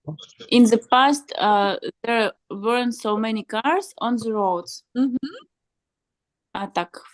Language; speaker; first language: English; non-native, learner; Russian